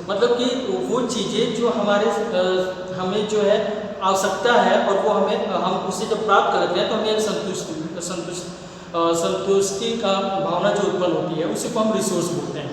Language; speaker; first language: Hindi; native; Hindi